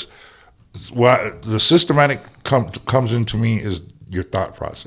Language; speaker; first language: English; native; English